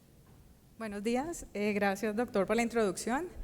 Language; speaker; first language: Spanish; native; Spanish